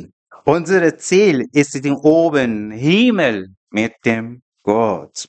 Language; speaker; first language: German; non-native, learner; Persian